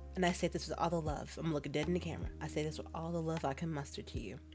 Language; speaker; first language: English; native; English